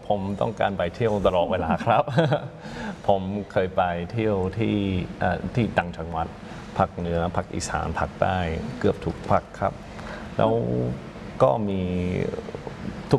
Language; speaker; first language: Thai; non-native, fluent; English